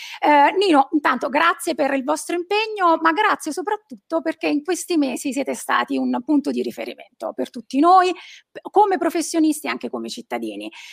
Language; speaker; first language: Italian; native; Italian